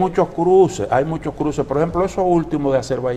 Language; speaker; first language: Spanish; native; Spanish